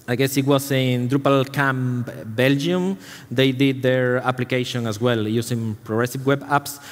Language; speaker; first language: English; non-native, fluent; Spanish